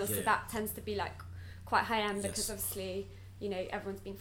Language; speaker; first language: English; native; English